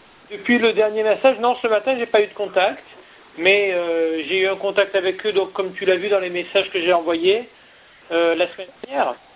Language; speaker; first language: French; native; French